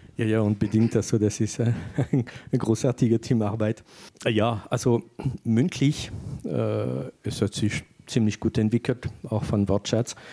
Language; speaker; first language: German; non-native, fluent; French